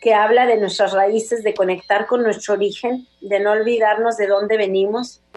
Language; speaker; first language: Spanish; native; Spanish